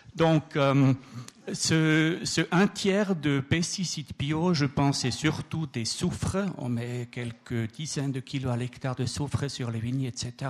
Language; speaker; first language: French; native; French